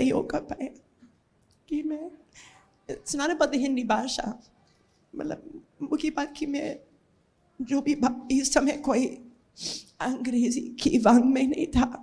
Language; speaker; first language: Hindi; non-native, learner; English